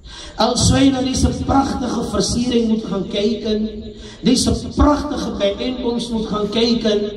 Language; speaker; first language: Dutch; non-native, local second language; Urdu